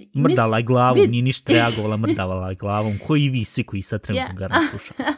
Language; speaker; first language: Bosnian; native; Bosnian